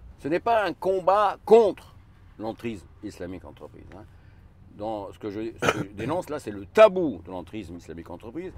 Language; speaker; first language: French; non-native, fluent; Arabic